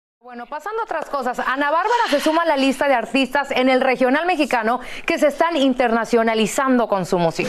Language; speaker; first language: Spanish; native; Spanish